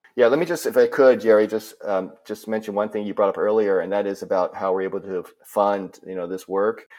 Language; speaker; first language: English; native; English